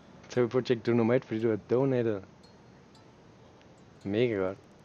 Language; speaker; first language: Danish; native; Danish